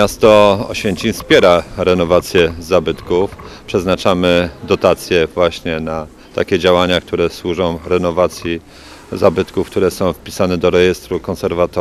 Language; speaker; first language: Polish; native; Polish